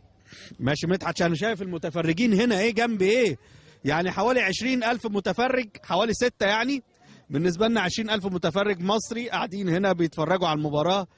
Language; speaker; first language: Arabic; native; Arabic